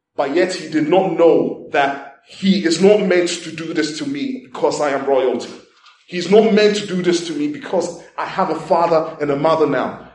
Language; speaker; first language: English; non-native, local second language; Igbo